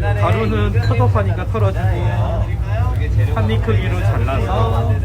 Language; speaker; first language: Korean; native; Korean